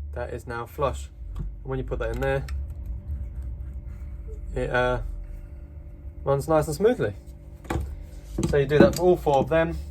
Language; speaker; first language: English; native; English